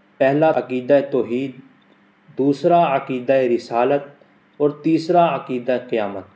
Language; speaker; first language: Urdu; non-native, local second language; Punjabi